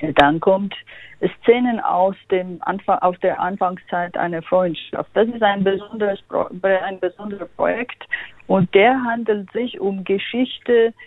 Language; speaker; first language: German; non-native, fluent; Georgian